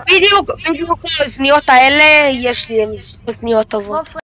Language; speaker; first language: Hebrew; native; Hebrew